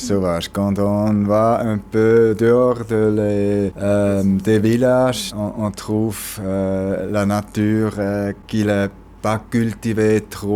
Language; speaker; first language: French; non-native, local second language; German